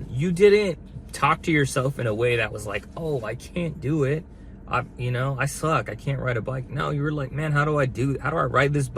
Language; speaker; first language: English; native; English